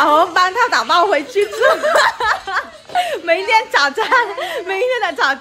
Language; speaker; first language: Chinese; non-native, learner; Vietnamese